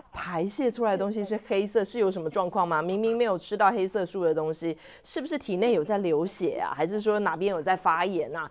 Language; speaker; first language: Chinese; native; Chinese